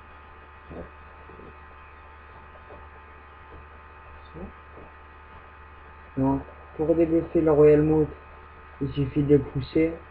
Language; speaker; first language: French; native; French